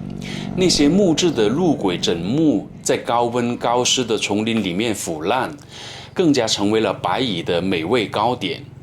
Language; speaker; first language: Chinese; native; Chinese